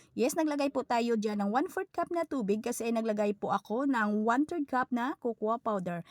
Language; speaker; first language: Filipino; non-native, local second language; Cebuano